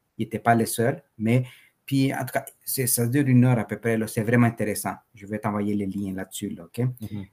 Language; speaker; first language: French; non-native, fluent; Spanish